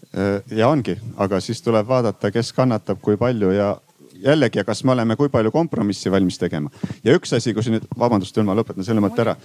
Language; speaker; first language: Estonian; native; Estonian